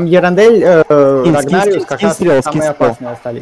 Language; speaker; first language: Russian; native; Russian